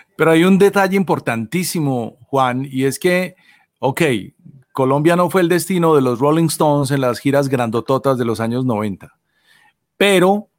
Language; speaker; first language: Spanish; native; Spanish